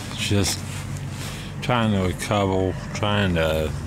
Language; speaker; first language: English; native; English